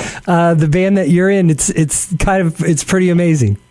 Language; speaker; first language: English; native; English